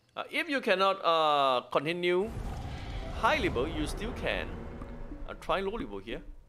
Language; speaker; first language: English; non-native, learner; Thai